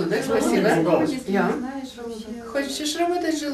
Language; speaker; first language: Russian; non-native, fluent; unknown